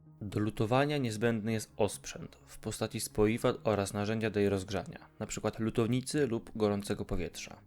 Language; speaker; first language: Polish; native; Polish